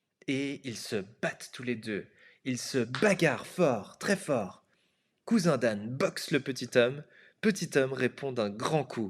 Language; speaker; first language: French; non-native, fluent; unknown